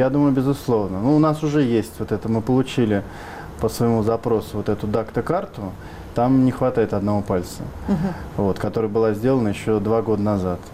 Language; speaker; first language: Russian; native; Russian